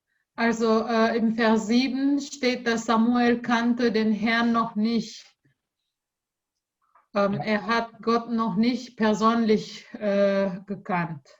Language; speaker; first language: German; non-native, learner; Indonesian